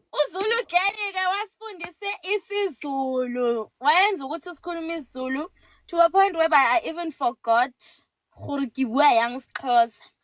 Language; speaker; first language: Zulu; non-native, local second language; Tswana